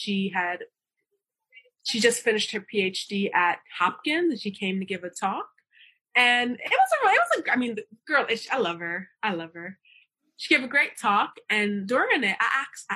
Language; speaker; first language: English; native; English